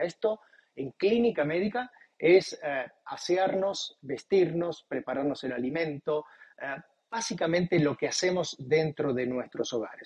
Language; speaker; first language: Spanish; native; Spanish